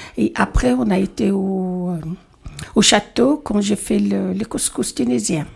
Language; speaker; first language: French; non-native, local second language; Arabic